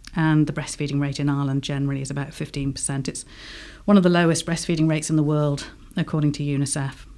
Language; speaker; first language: English; native; English